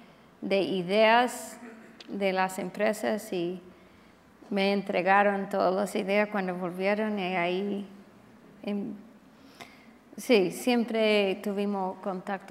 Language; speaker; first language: Spanish; non-native, fluent; English